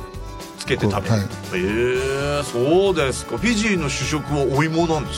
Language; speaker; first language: Japanese; native; Japanese